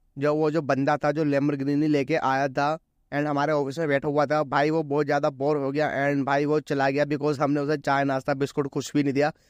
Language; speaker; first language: Hindi; native; Hindi